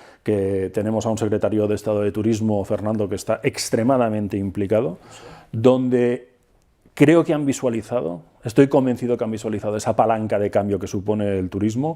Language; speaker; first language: Spanish; native; Spanish